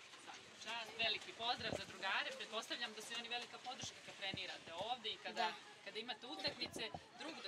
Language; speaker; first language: Serbian; native; Serbian